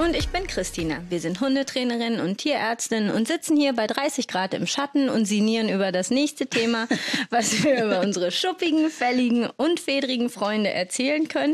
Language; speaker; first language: German; native; German